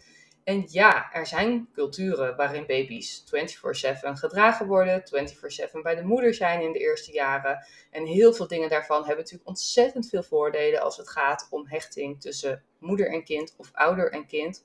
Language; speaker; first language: Dutch; native; Dutch